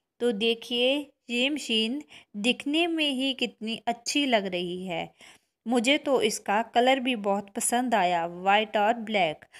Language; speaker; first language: Hindi; non-native, local second language; Punjabi